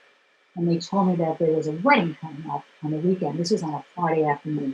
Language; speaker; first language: English; native; English